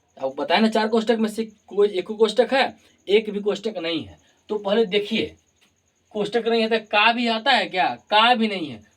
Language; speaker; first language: Hindi; native; Hindi